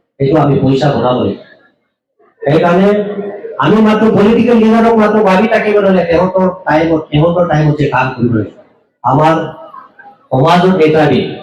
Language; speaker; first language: Assamese; non-native, local second language; Nyishi